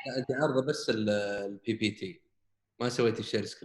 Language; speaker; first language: Arabic; native; Arabic